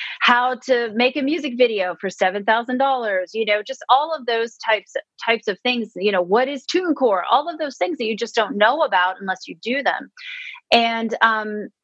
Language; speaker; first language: English; native; English